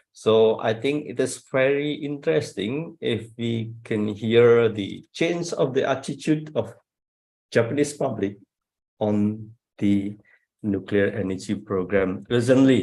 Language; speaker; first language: English; non-native, fluent; Indonesian